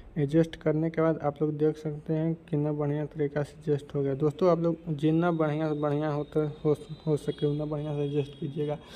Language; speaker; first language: Hindi; native; Hindi